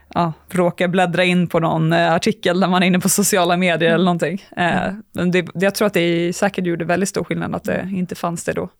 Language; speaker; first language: Swedish; native; Swedish